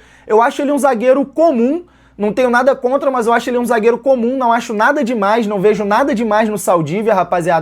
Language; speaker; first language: Portuguese; native; Portuguese